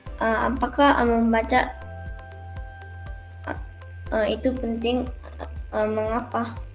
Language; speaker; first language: Indonesian; non-native, learner; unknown